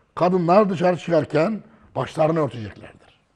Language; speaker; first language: Turkish; native; Turkish